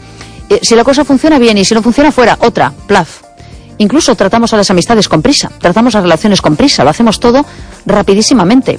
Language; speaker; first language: Spanish; native; Spanish